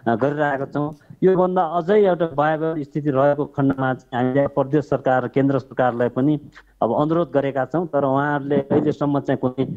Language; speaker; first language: Nepali; non-native, local second language; Tibetan